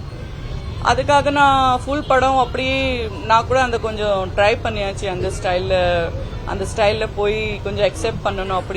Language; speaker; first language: Tamil; non-native, fluent; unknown